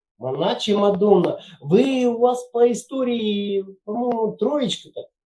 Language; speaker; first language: Ukrainian; non-native, local second language; Russian